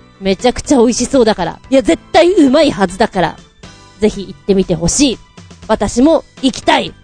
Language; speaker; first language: Japanese; native; Japanese